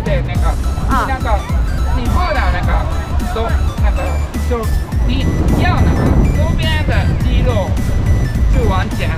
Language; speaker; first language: Chinese; non-native, learner; Japanese